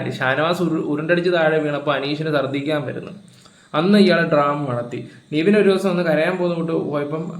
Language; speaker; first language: Malayalam; native; Malayalam